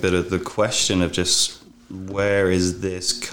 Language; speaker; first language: English; native; English